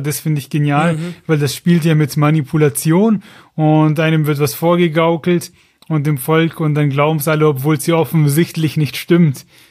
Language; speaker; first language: German; native; German